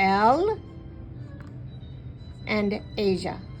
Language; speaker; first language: Spanish; non-native, fluent; English